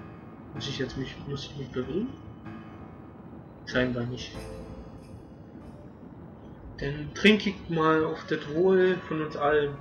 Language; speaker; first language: German; native; German